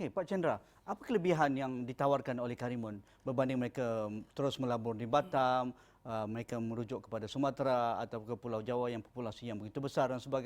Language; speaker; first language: Malay; native; Malay